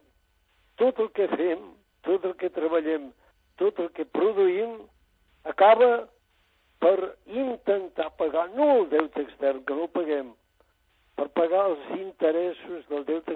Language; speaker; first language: Catalan; native; Catalan